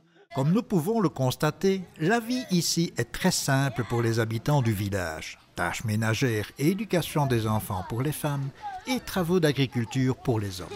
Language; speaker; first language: French; native; French